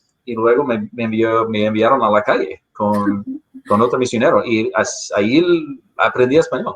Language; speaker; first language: Spanish; non-native, fluent; English